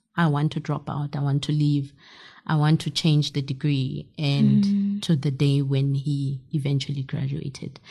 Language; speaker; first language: English; non-native, local second language; Southern Sotho